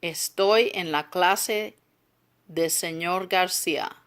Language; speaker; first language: Spanish; non-native, learner; English